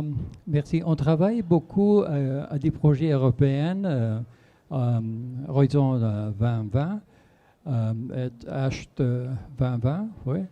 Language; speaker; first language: French; non-native, fluent; Spanish